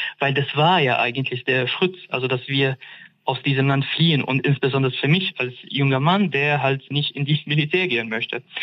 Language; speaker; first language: German; non-native, fluent; Arabic